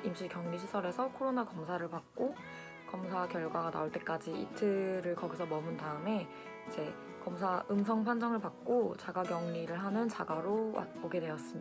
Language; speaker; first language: Korean; native; Korean